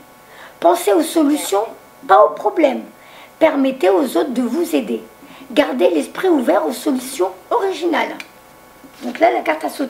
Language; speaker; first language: French; native; French